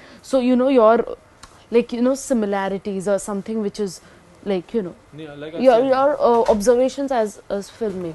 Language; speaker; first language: English; non-native, local second language; Hindi